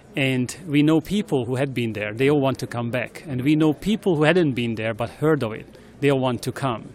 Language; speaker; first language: English; non-native, fluent; Hungarian